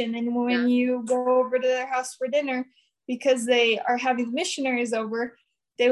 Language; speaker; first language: English; native; English